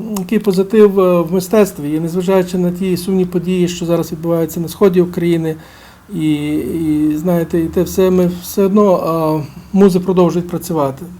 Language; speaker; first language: Ukrainian; native; Ukrainian